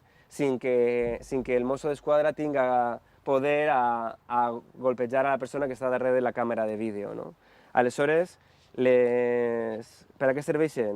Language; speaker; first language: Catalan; native; Catalan